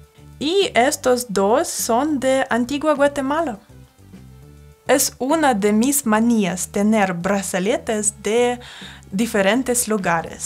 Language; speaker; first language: Spanish; non-native, fluent; Russian